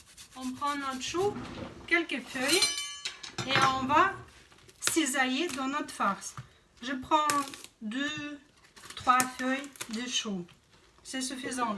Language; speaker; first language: French; non-native, fluent; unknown